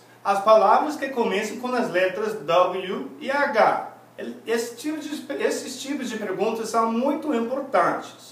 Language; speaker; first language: Portuguese; non-native, fluent; English